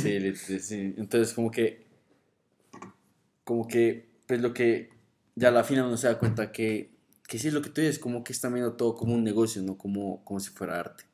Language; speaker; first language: Spanish; native; Spanish